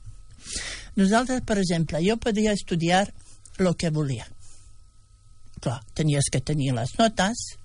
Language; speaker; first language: Catalan; non-native, fluent; Bosnian